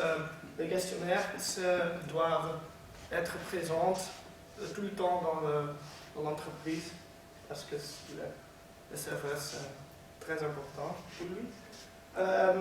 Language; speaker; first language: French; non-native, learner; Dutch